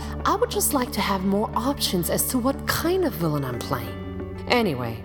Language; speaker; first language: English; non-native, fluent; German